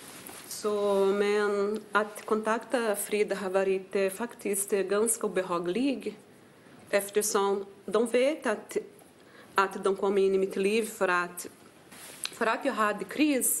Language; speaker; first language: Swedish; non-native, fluent; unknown